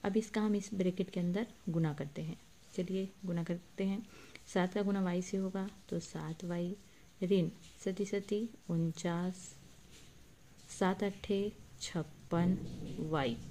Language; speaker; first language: Hindi; native; Hindi